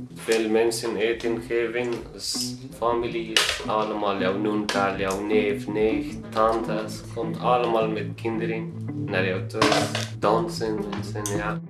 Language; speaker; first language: Dutch; non-native, fluent; Persian